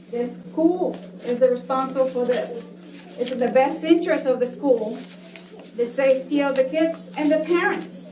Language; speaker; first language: English; non-native, fluent; Spanish